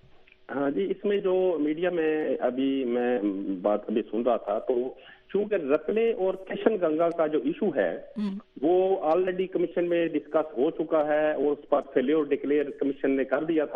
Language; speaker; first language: Urdu; native; Urdu